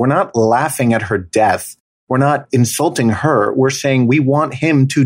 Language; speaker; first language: English; native; English